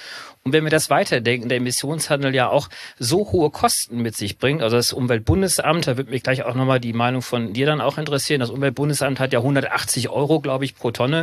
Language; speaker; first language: German; native; German